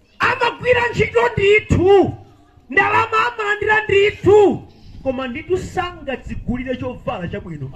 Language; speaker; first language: Nyanja; native; Nyanja